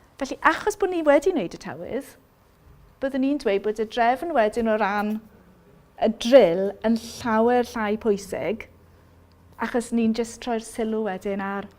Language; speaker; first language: Welsh; native; Welsh